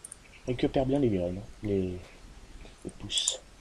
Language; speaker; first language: French; native; French